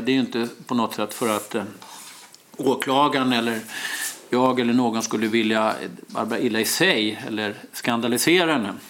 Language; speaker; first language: Swedish; native; Swedish